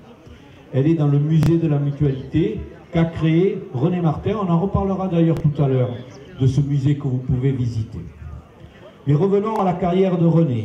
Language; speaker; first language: French; native; French